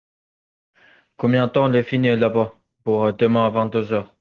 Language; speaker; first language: French; non-native, learner; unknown